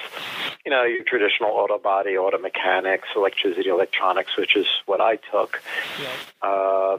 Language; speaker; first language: English; native; English